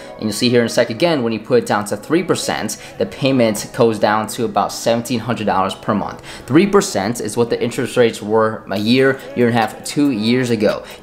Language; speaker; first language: English; native; English